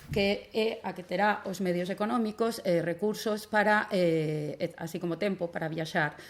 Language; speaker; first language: Galician; non-native, local second language; Spanish